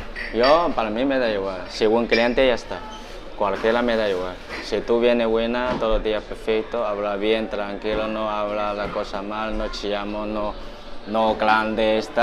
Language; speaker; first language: Spanish; non-native, learner; Chinese